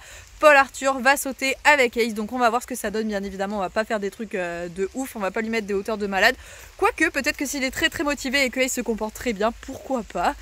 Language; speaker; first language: French; native; French